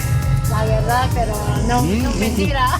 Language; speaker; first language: Spanish; non-native, learner; Chinese